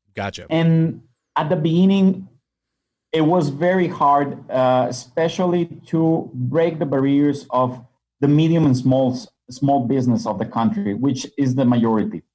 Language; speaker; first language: English; non-native, fluent; Spanish